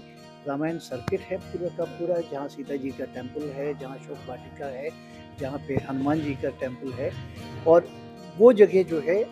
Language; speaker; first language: Hindi; native; Hindi